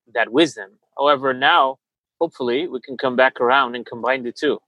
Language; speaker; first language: English; early bilingual, other home language; Portuguese